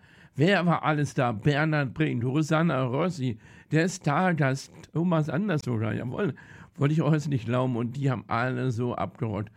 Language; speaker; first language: German; native; German